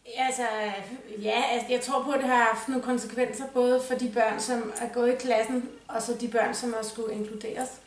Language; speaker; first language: Danish; native; Danish